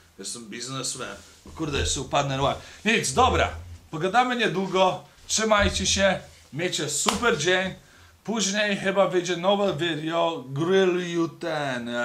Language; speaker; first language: Polish; early bilingual, heritage; Polish